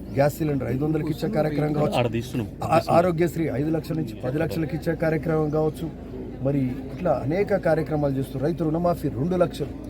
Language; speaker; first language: Telugu; native; Telugu